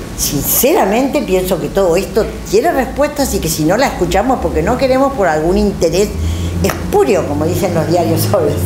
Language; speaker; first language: Spanish; native; Spanish